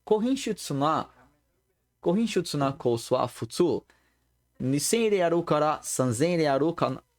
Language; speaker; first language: Japanese; non-native, learner; Portuguese